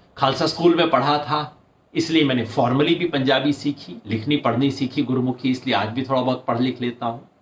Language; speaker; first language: Hindi; native; Hindi